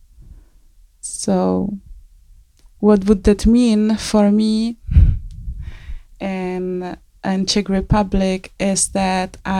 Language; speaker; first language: English; non-native, fluent; Czech